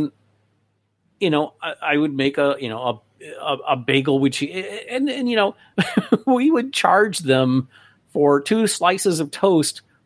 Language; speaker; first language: English; native; English